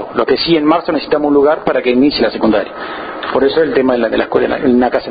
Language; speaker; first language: Spanish; native; Spanish